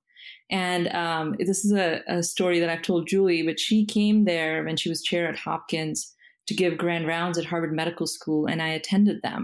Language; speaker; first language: English; non-native, local second language; Hindi